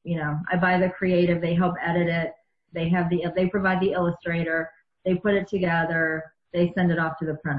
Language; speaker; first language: English; native; English